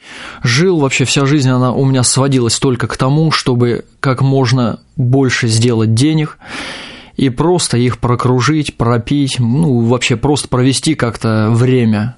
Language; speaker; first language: Russian; native; Russian